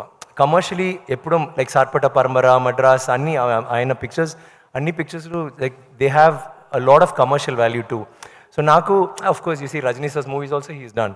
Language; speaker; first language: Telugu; non-native, learner; Tamil